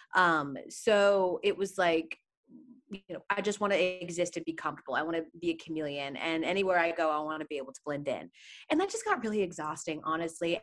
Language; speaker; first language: English; native; English